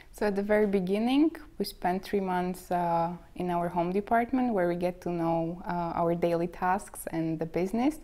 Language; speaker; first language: English; non-native, fluent; Slovak